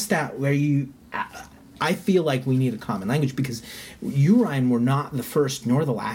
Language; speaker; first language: English; native; English